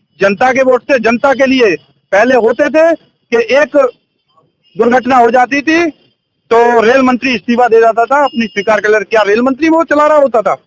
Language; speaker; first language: Hindi; native; Hindi